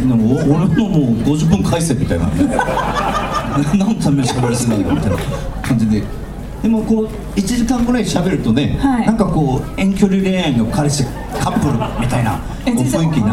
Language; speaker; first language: Japanese; native; Japanese